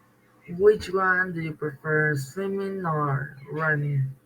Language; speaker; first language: English; non-native, learner; Spanish